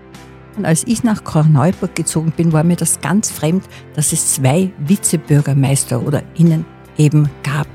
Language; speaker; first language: German; native; German